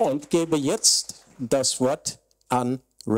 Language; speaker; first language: German; native; German